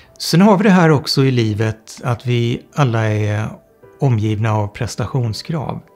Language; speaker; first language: Swedish; native; Swedish